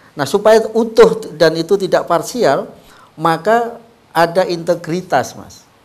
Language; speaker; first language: Indonesian; non-native, local second language; Javanese